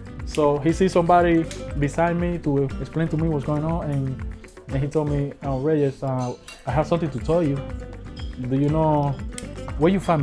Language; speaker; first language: English; non-native, fluent; Spanish